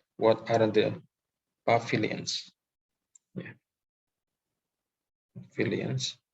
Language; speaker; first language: English; non-native, local second language; Indonesian